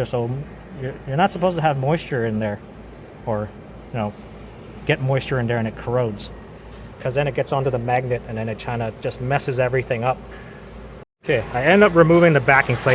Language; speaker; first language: English; native; English